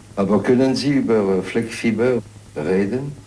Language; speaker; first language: German; non-native, fluent; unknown